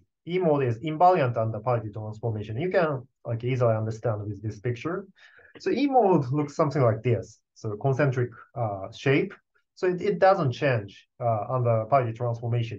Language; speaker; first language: English; non-native, fluent; Japanese